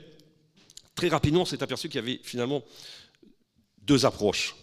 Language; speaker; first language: French; native; French